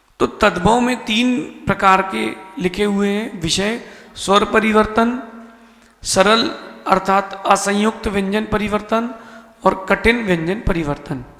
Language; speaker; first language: Hindi; native; Hindi